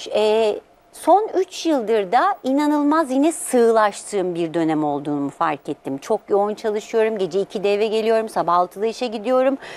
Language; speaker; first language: Turkish; native; Turkish